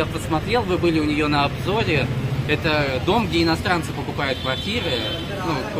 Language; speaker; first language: Russian; native; Russian